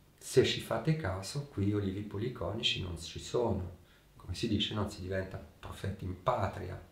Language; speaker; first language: Italian; early bilingual, heritage; Italian